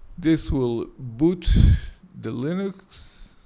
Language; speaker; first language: English; non-native, fluent; Hebrew